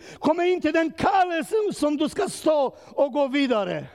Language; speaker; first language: Swedish; non-native, learner; Romanian